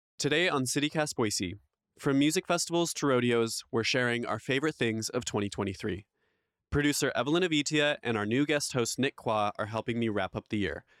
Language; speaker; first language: English; native; English